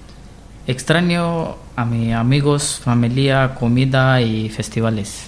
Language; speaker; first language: Spanish; non-native, learner; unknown